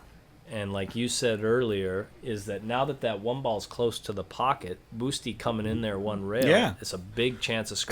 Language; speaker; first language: English; native; English